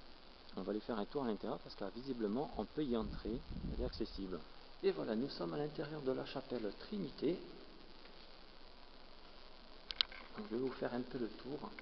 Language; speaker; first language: French; native; French